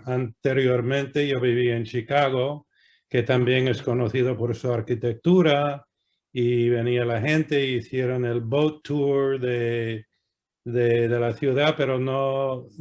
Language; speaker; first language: Spanish; non-native, fluent; English